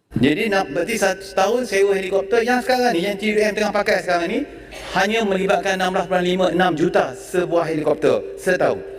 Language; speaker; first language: Malay; native; Malay